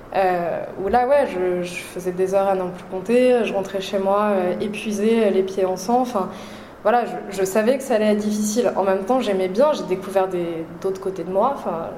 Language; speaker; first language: French; native; French